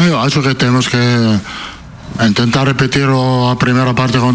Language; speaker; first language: Portuguese; non-native, learner; Italian